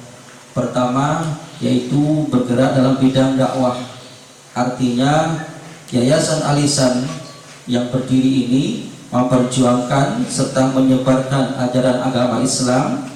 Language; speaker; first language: Indonesian; native; Indonesian